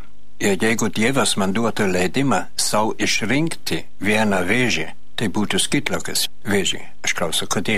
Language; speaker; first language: Lithuanian; non-native, fluent; German